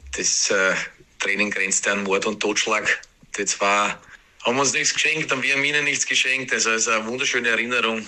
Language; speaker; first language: German; native; German